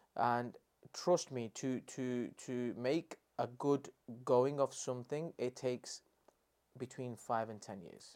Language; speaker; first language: English; non-native, local second language; Urdu